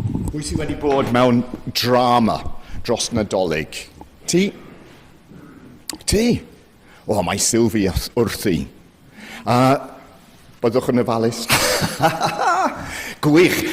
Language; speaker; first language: Welsh; non-native, fluent; English